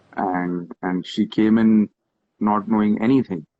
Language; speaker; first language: English; non-native, local second language; Hindi